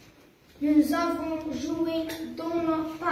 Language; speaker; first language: French; non-native, learner; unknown